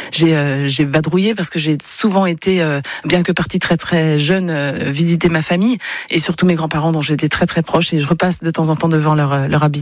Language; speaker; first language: French; native; French